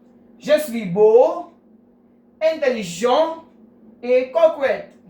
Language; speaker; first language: French; non-native, fluent; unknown